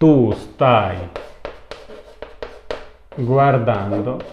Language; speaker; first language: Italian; non-native, fluent; Urdu